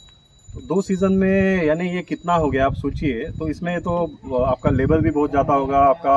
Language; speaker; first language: Hindi; non-native, local second language; Marathi